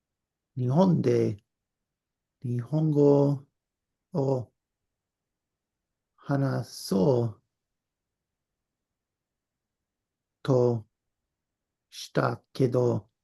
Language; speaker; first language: Japanese; non-native, learner; English